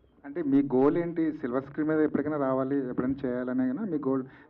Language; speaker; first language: Telugu; native; Telugu